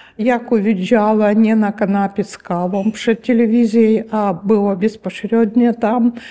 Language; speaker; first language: Polish; non-native, learner; Ukrainian